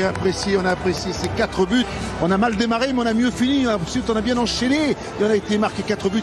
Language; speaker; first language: French; native; French